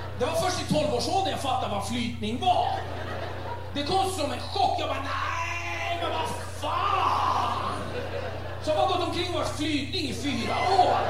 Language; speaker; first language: Swedish; early bilingual, other home language; Arabic